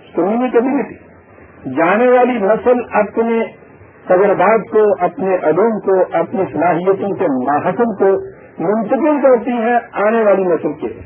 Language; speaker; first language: Urdu; non-native, local second language; Punjabi